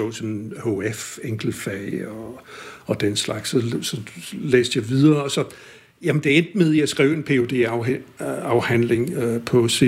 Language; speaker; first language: Danish; non-native, fluent; English